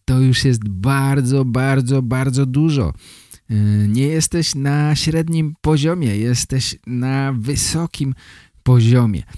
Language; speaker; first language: Polish; native; Polish